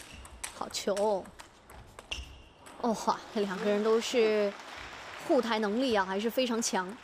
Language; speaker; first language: Chinese; native; Chinese